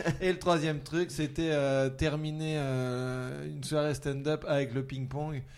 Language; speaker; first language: French; native; French